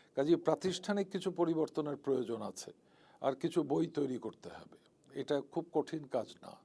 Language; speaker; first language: Bangla; native; Bangla